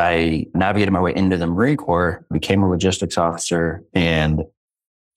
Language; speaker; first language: English; native; English